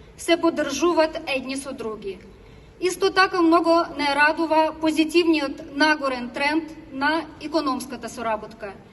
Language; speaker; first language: Macedonian; non-native, learner; Ukrainian